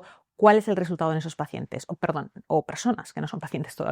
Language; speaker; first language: Spanish; native; Spanish